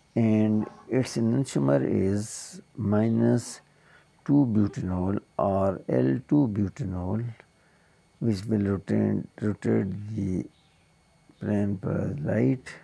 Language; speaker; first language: English; non-native, local second language; Urdu